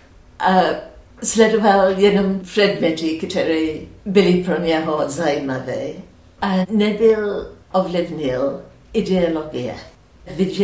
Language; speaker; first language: Czech; non-native, fluent; English